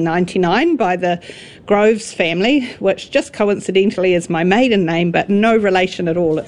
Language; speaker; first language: English; native; English